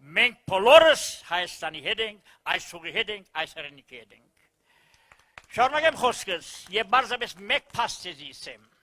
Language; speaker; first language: Armenian; early bilingual, heritage; Armenian